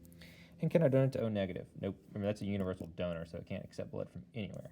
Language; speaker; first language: English; native; English